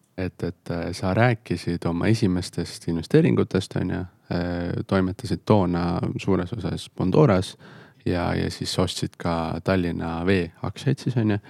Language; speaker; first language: Estonian; native; Estonian